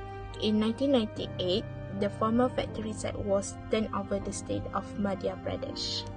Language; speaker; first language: English; non-native, local second language; Malay